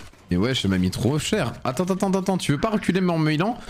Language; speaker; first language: French; native; French